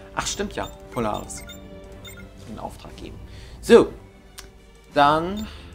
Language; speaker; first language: German; native; German